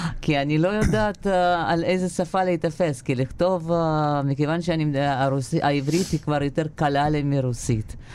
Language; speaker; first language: Hebrew; non-native, fluent; Russian